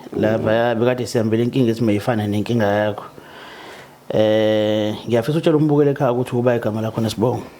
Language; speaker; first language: Zulu; native; Zulu